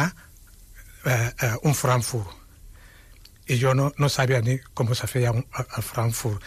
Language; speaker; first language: Catalan; non-native, fluent; Wolof